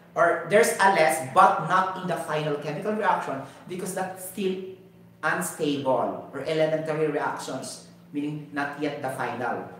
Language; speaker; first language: English; non-native, local second language; Cebuano